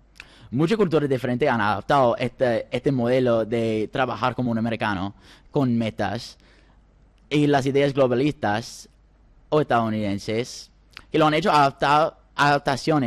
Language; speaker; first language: Spanish; non-native, fluent; English